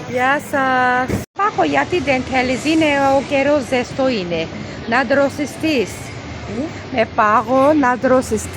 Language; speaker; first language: Greek; non-native, learner; Armenian